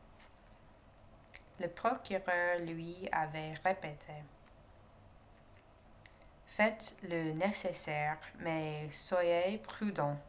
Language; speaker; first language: French; non-native, learner; English